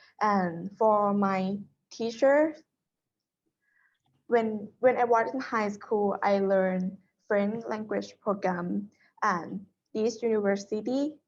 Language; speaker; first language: English; non-native, learner; Thai